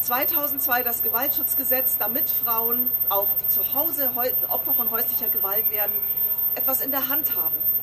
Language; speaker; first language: German; native; German